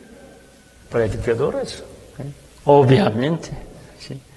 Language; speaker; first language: Spanish; non-native, fluent; Korean